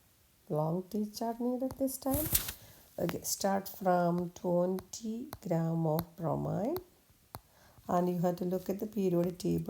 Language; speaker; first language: English; non-native, local second language; Malayalam